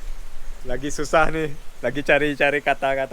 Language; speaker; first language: Indonesian; native; Indonesian